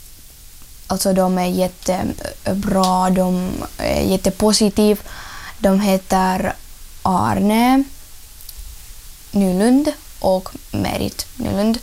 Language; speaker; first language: Swedish; non-native, learner; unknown